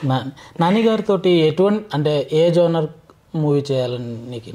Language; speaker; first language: Telugu; native; Telugu